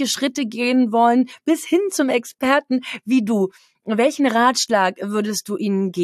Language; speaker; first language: German; native; German